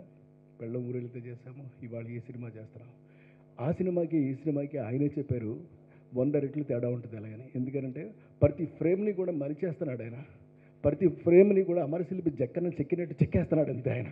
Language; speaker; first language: Telugu; native; Telugu